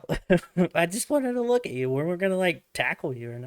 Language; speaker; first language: English; native; English